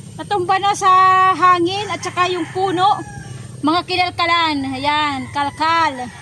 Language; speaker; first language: Filipino; non-native, local second language; Waray